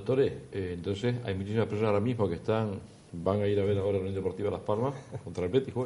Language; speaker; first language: Spanish; native; Spanish